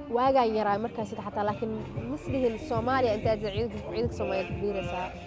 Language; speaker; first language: Somali; early bilingual, heritage; Somali